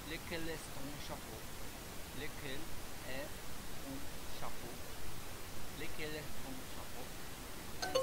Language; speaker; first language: French; non-native, learner; Spanish